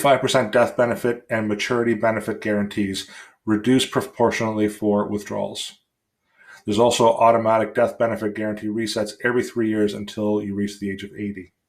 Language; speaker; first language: English; native; English